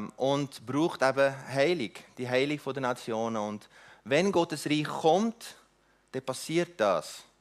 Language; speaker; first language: German; non-native, fluent; Afrikaans